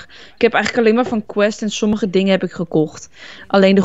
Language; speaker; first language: Dutch; native; Dutch